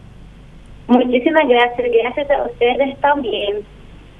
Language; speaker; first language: Spanish; non-native, learner; Arabic